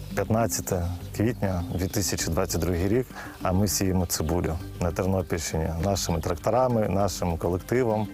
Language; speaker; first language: Ukrainian; native; Ukrainian